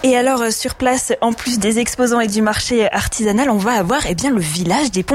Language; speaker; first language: French; native; French